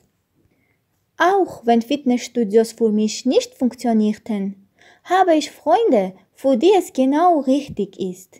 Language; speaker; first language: German; non-native, learner; Armenian